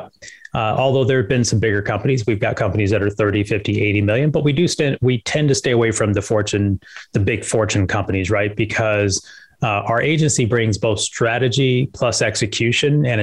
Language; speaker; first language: English; native; English